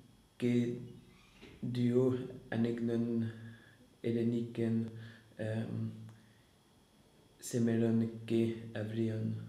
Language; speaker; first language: Greek; non-native, learner; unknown